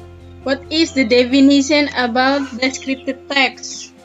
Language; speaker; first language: English; non-native, learner; Indonesian